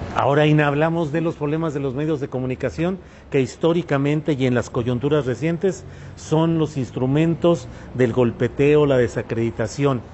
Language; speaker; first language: Spanish; native; Spanish